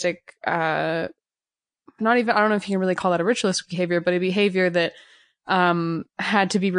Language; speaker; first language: English; native; English